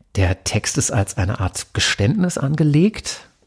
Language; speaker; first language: German; native; German